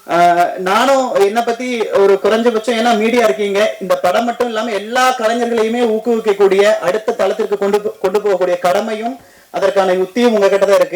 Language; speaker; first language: Tamil; native; Tamil